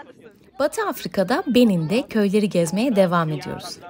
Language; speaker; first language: Turkish; native; Turkish